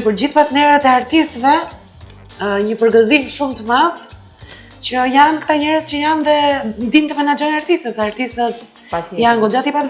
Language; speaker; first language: Albanian; native; Albanian